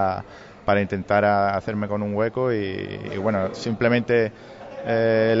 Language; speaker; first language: Spanish; non-native, learner; English